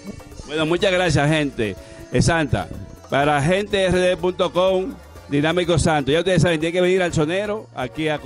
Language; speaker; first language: Spanish; native; Spanish